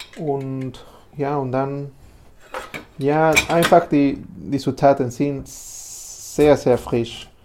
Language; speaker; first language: German; non-native, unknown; Spanish